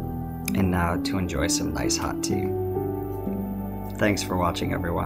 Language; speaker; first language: English; native; English